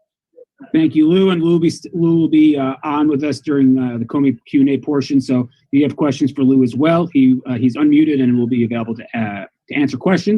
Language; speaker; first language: English; native; English